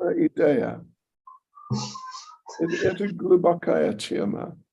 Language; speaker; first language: Russian; non-native, learner; English